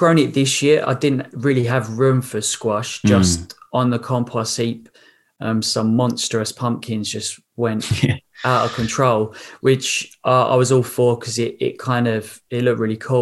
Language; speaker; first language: English; native; English